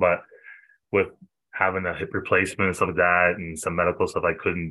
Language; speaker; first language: English; native; English